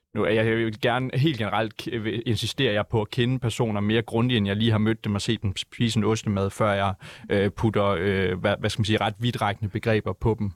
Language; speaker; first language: Danish; native; Danish